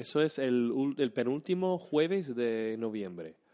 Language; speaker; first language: Spanish; non-native, fluent; English